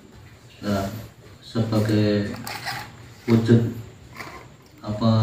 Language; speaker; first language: Indonesian; native; Indonesian